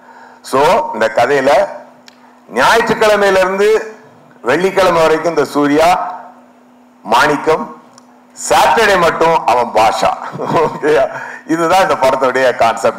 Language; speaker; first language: Tamil; native; Tamil